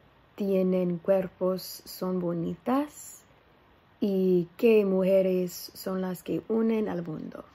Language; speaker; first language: Spanish; non-native, learner; English